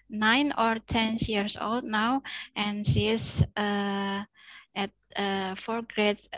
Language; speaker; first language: English; non-native, learner; Indonesian